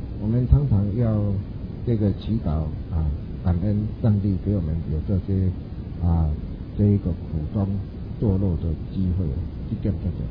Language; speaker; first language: Chinese; non-native, local second language; Min Nan Chinese